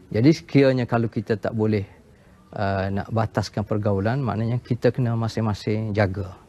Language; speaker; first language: Malay; native; Malay